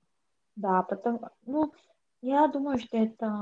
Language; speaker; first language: Russian; non-native, learner; Korean